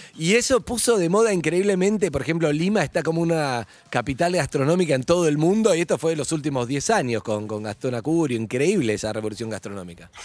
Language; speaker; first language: Spanish; native; Spanish